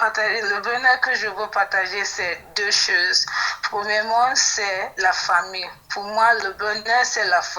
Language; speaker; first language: French; non-native, fluent; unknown